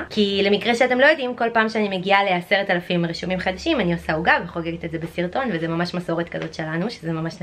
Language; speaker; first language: Hebrew; native; Hebrew